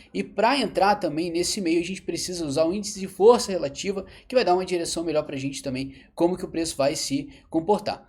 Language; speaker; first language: Portuguese; native; Portuguese